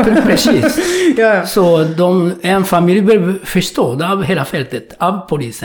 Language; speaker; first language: Swedish; non-native, fluent; Japanese